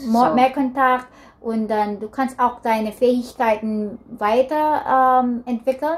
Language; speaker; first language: German; non-native, learner; Filipino